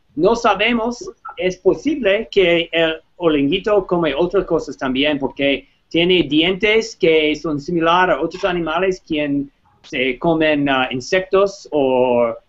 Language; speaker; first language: Spanish; non-native, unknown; English